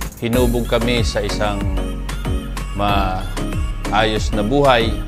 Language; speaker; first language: Filipino; native; Filipino